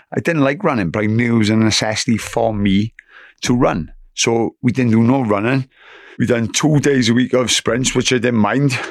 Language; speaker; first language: English; native; English